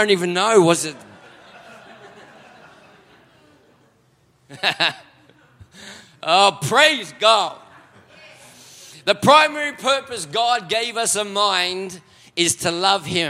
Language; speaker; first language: English; native; English